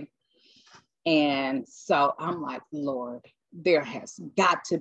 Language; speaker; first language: English; native; English